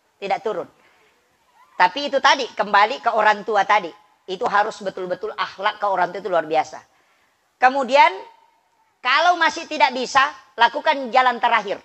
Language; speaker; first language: Indonesian; non-native, local second language; Buginese